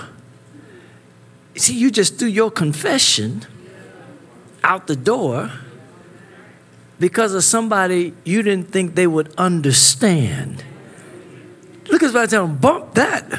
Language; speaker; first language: English; native; English